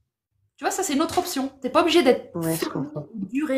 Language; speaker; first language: French; native; French